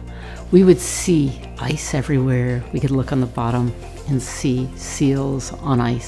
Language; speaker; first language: English; native; English